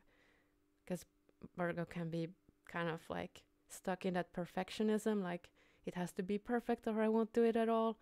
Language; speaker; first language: English; non-native, fluent; Finnish